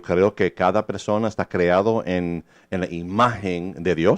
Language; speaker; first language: Spanish; early bilingual, heritage; English